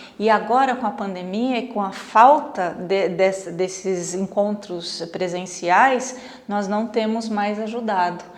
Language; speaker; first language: Portuguese; native; Portuguese